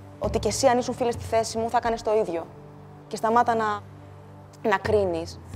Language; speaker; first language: Greek; native; Greek